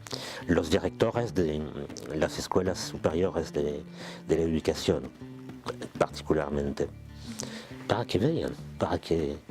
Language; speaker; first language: Spanish; non-native, fluent; French